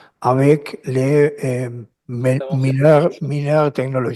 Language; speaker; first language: French; non-native, learner; Spanish